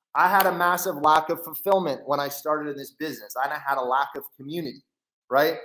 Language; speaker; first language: English; native; English